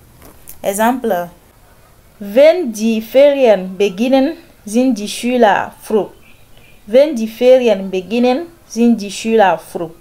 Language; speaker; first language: German; non-native, fluent; French